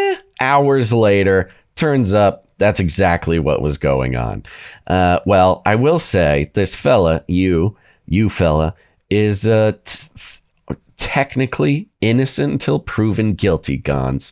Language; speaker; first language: English; native; English